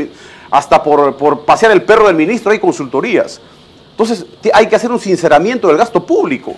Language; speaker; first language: Spanish; native; Spanish